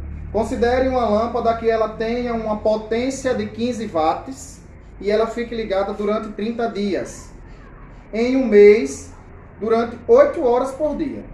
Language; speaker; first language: Portuguese; native; Portuguese